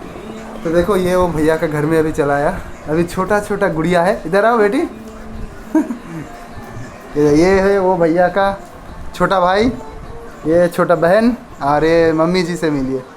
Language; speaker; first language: Hindi; non-native, local second language; Bangla